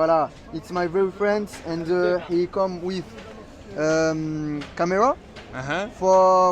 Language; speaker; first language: English; non-native, learner; French